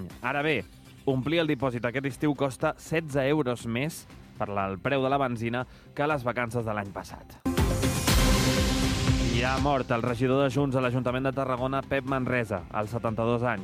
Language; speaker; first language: Catalan; native; Catalan